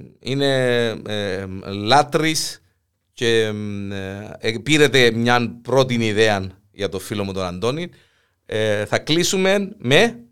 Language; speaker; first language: Greek; native; Greek